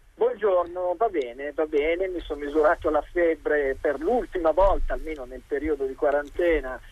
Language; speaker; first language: Italian; native; Italian